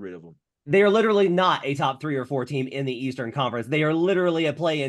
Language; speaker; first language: English; native; English